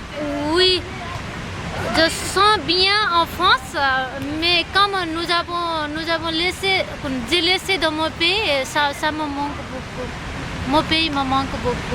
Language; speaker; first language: French; non-native, fluent; Nepali